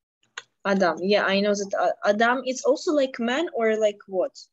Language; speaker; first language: English; non-native, fluent; Ukrainian